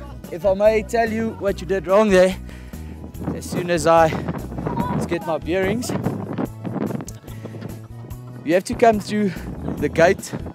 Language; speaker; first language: English; non-native, local second language; Afrikaans